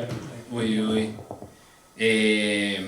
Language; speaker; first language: French; non-native, fluent; Italian